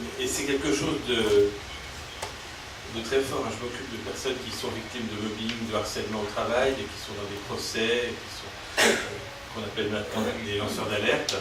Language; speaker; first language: French; native; French